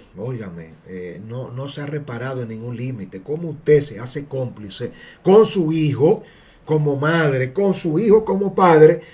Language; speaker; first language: Spanish; native; Spanish